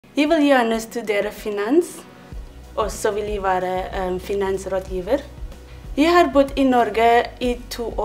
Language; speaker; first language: Norwegian; non-native, fluent; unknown